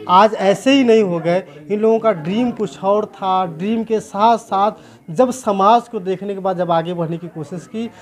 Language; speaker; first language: Hindi; native; Hindi